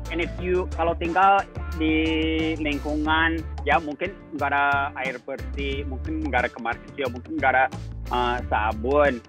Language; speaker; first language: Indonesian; non-native, fluent; English